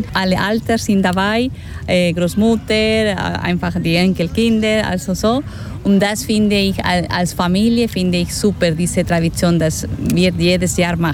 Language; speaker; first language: German; non-native, fluent; Spanish